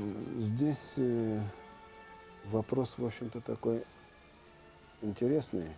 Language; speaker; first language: Russian; native; Russian